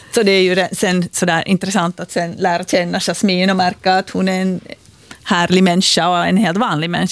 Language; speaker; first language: Swedish; native; Swedish